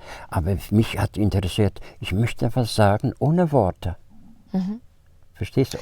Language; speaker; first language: German; non-native, fluent; Polish